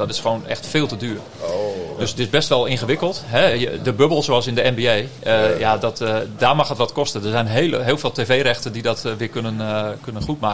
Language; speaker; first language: Dutch; native; Dutch